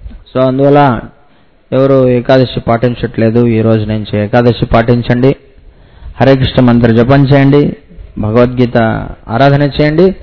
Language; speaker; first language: Telugu; non-native, fluent; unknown